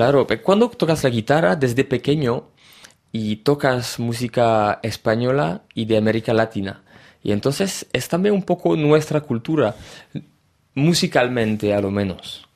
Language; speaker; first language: Spanish; early bilingual, heritage; French